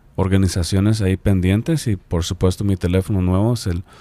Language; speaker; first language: Spanish; non-native, fluent; English